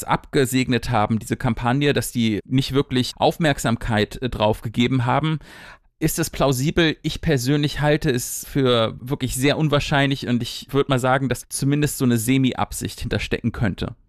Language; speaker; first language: German; native; German